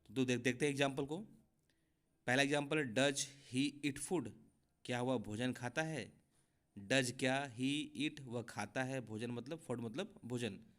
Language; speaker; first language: Hindi; native; Hindi